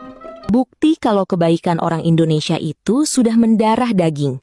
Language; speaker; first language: Indonesian; native; Indonesian